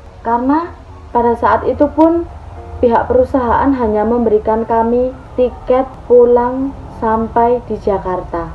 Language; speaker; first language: Indonesian; non-native, local second language; Javanese